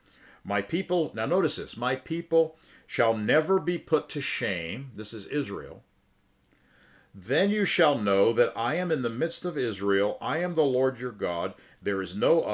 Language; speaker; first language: English; native; English